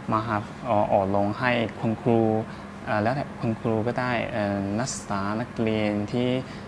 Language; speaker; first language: Thai; non-native, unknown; Chinese